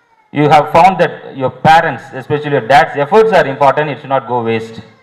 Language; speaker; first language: English; non-native, local second language; Tamil